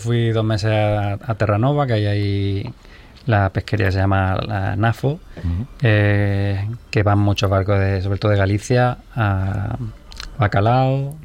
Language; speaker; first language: Spanish; native; Spanish